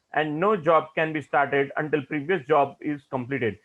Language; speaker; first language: English; non-native, local second language; Gujarati